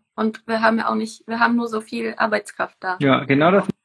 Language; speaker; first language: German; non-native, fluent; Czech